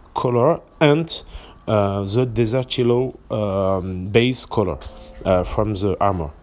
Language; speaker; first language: English; non-native, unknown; French